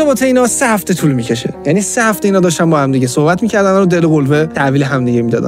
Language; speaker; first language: Persian; native; Persian